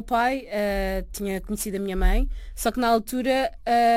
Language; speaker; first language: Portuguese; early bilingual, other home language; Arabic